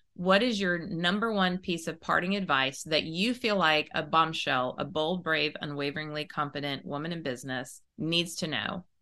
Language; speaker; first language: English; early bilingual, other home language; Italian